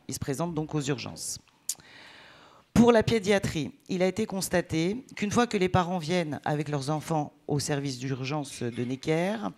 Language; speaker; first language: French; native; French